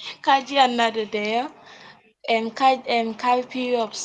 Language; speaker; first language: Korean; non-native, learner; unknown